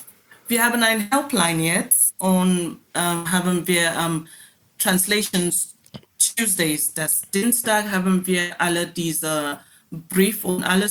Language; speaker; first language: German; non-native, learner; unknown